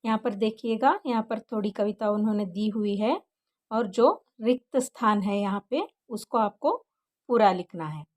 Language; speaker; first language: Hindi; non-native, local second language; Kannada